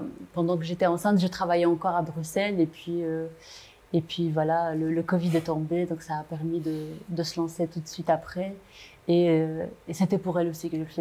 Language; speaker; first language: French; non-native, local second language; Arabic